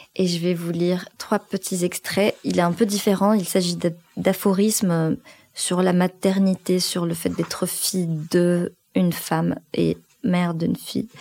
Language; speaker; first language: French; non-native, local second language; Arabic